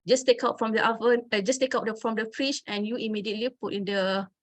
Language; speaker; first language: English; non-native, local second language; Malay